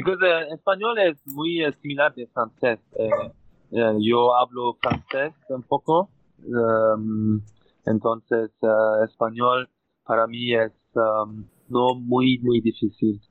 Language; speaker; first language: Spanish; non-native, learner; German